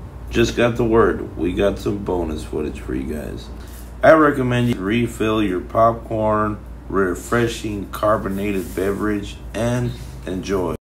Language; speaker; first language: English; early bilingual, other home language; Spanish